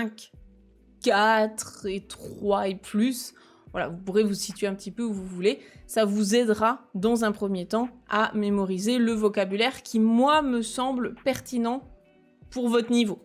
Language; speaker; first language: French; native; French